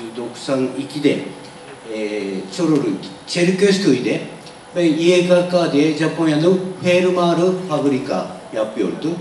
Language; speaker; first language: Turkish; non-native, learner; Japanese